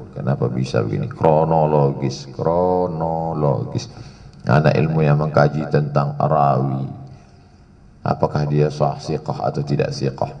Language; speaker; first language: Indonesian; native; Indonesian